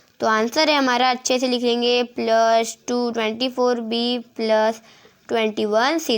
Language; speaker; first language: Hindi; non-native, local second language; Marathi